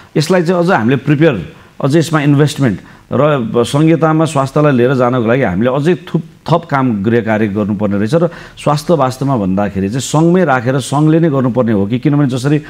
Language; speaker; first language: Nepali; native; Nepali